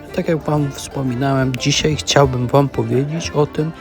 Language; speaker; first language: Polish; native; Polish